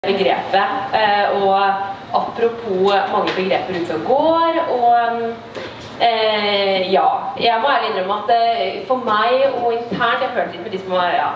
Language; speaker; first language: Norwegian; native; Norwegian